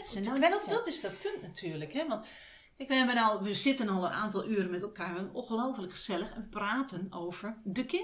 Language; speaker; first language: Dutch; native; Dutch